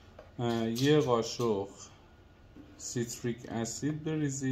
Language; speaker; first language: Persian; native; Persian